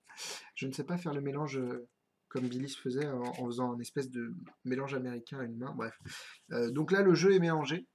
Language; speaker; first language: French; native; French